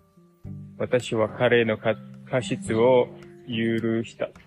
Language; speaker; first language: Japanese; non-native, learner; English